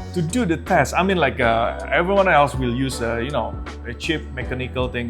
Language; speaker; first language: English; non-native, fluent; Indonesian